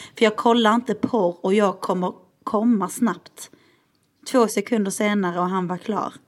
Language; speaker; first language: Swedish; native; Swedish